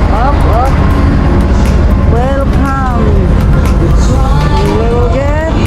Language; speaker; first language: English; non-native, local second language; Filipino